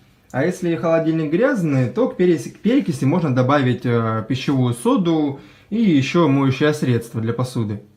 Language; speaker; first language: Russian; native; Russian